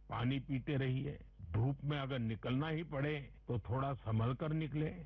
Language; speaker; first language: Hindi; non-native, local second language; Gujarati